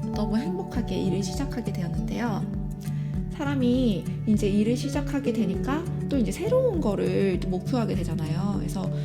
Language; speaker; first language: Korean; native; Korean